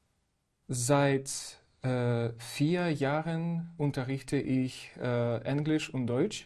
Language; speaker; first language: German; non-native, fluent; Ukrainian